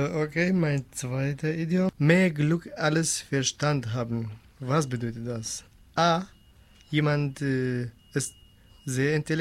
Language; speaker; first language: German; non-native, learner; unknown